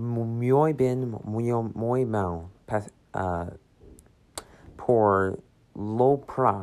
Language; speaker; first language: Spanish; non-native, learner; English